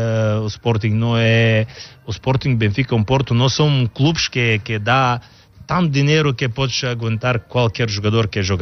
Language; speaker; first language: Portuguese; non-native, learner; Bulgarian